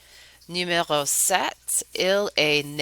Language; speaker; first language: French; non-native, fluent; English